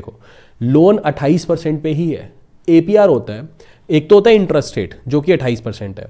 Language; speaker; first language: Hindi; native; Hindi